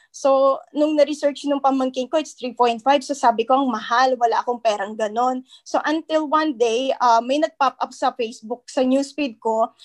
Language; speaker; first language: Filipino; native; Filipino